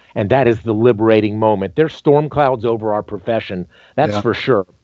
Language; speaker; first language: English; native; English